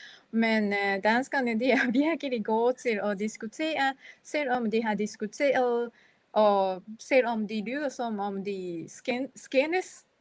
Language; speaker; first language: Danish; non-native, fluent; Japanese